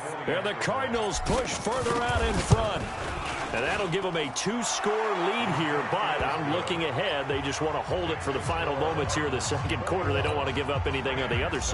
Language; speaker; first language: English; native; English